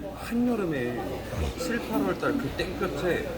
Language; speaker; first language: Korean; native; Korean